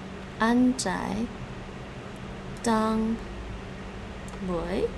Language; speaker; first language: Vietnamese; non-native, learner; English